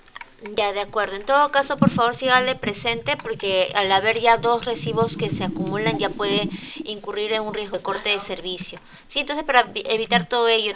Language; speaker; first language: Spanish; native; Spanish